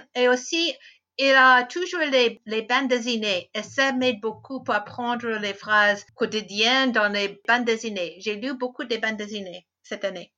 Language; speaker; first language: French; non-native, fluent; English